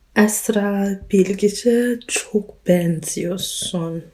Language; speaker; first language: Turkish; non-native, learner; German